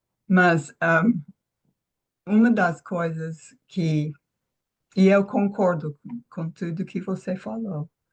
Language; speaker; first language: Portuguese; non-native, fluent; English